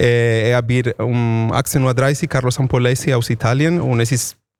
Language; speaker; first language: German; non-native, fluent; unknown